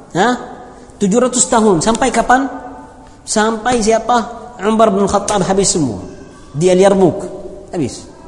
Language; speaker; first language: Malay; non-native, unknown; Arabic